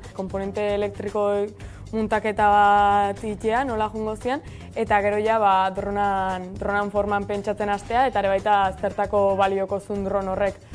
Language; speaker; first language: Basque; native; Basque